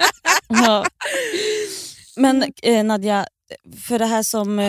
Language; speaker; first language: Swedish; native; Swedish